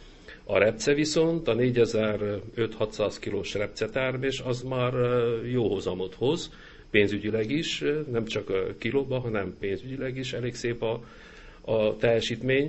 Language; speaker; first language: Hungarian; native; Hungarian